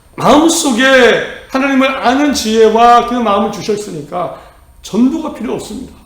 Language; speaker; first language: Korean; native; Korean